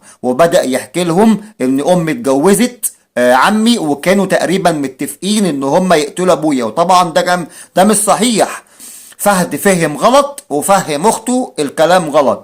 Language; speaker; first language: Arabic; native; Arabic